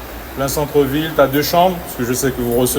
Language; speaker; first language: French; native; French